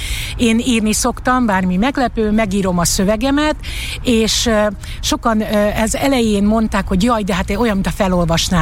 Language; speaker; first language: Hungarian; native; Hungarian